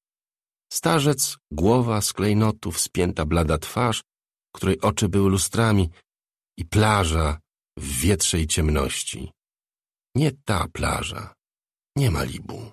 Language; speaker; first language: Polish; native; Polish